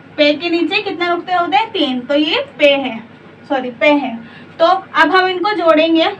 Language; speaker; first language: Hindi; native; Hindi